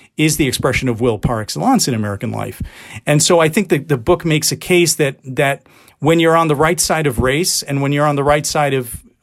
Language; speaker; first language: English; native; English